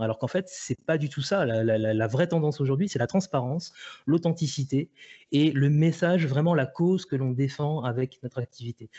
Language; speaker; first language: French; native; French